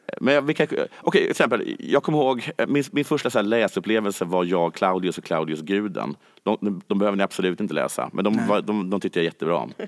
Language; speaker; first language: Swedish; native; Swedish